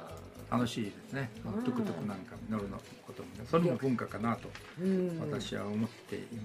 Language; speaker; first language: Japanese; native; Japanese